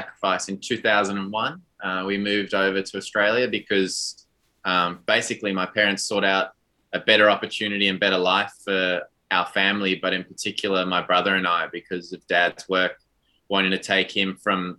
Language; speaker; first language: English; native; English